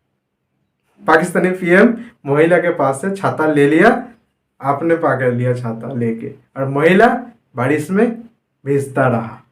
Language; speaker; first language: Hindi; non-native, fluent; Bangla